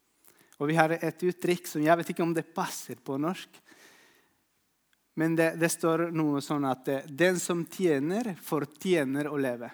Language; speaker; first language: Norwegian; non-native, fluent; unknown